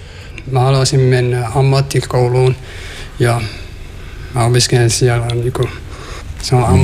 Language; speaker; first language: Finnish; non-native, learner; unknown